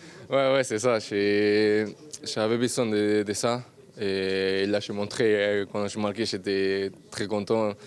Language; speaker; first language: French; non-native, fluent; Spanish